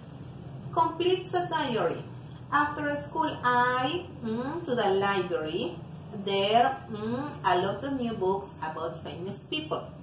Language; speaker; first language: English; non-native, fluent; Spanish